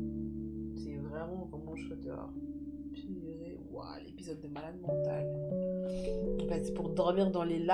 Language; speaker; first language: French; native; French